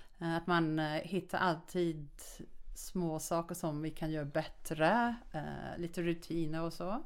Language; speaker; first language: Swedish; non-native, fluent; English